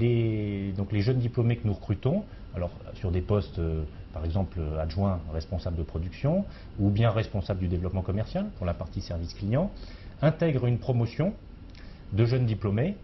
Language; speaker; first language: French; native; French